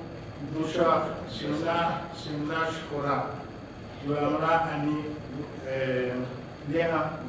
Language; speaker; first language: Hebrew; non-native, fluent; Arabic